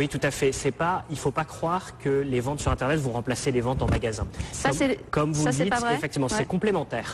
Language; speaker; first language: French; native; French